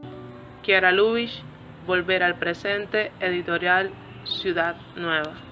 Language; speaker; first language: Spanish; native; Spanish